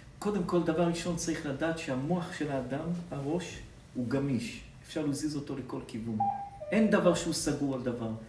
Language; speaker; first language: Hebrew; native; Hebrew